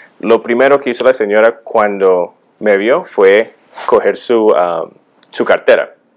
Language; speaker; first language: Spanish; early bilingual, heritage; Spanish